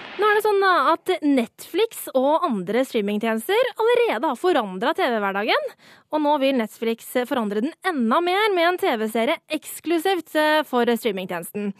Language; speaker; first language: Norwegian; native; Norwegian